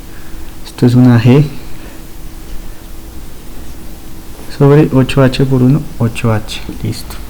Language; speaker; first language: Spanish; native; Spanish